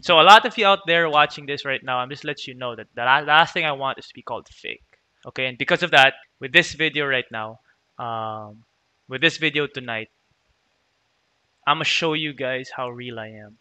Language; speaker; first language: English; non-native, local second language; Filipino